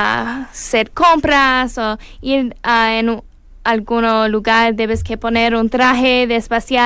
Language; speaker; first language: Spanish; non-native, learner; English